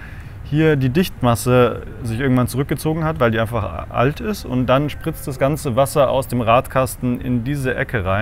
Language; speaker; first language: German; native; German